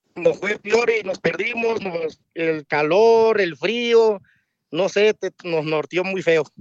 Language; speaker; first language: Spanish; native; Spanish